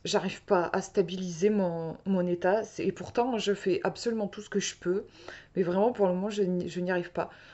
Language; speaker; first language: French; native; French